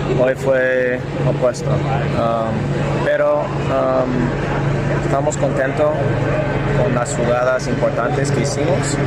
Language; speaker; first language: Spanish; non-native, learner; English